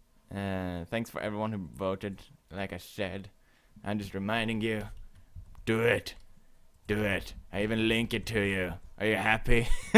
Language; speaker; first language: English; non-native, fluent; Swedish